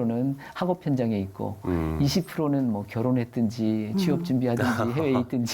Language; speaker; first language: Korean; native; Korean